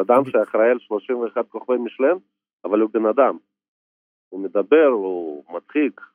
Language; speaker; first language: Hebrew; non-native, fluent; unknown